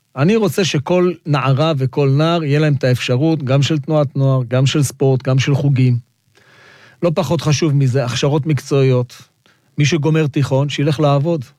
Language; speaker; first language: Hebrew; non-native, local second language; Arabic